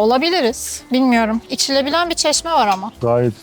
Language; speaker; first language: Turkish; native; Turkish